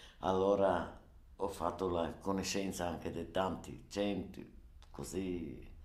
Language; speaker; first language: Italian; non-native, learner; German